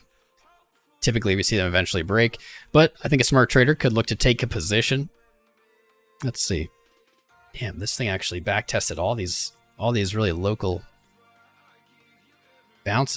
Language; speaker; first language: English; native; English